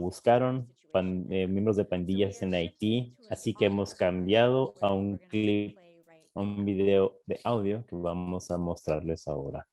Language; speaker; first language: Spanish; non-native, fluent; English